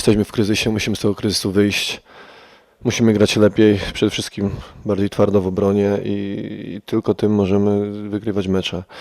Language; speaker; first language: Polish; native; Polish